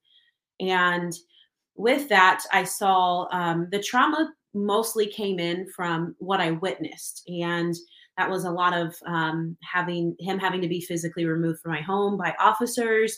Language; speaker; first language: English; native; English